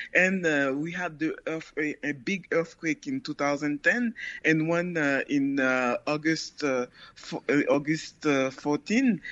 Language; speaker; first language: English; non-native, learner; Haitian Creole